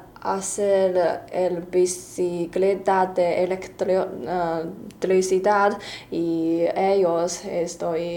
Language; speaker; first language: Spanish; non-native, learner; Chinese